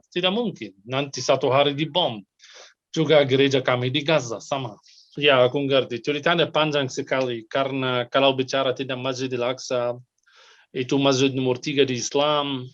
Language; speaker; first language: Indonesian; non-native, fluent; Arabic